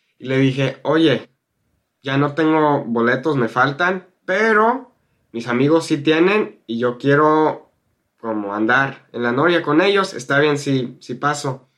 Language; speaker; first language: Spanish; non-native, fluent; English